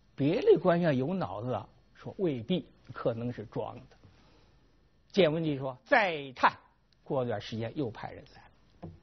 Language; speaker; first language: Chinese; native; Chinese